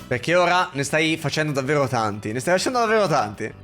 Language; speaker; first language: Italian; native; Italian